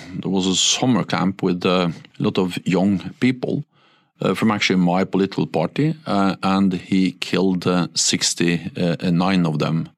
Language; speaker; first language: English; non-native, fluent; Norwegian